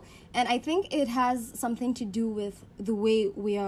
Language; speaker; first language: English; non-native, local second language; Hausa